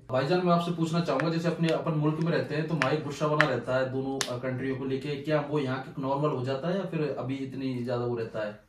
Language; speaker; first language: Hindi; native; Hindi